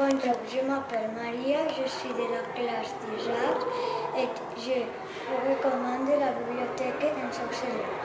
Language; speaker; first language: French; non-native, learner; Catalan